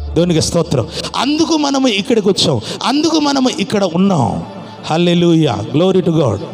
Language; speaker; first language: Telugu; non-native, local second language; Odia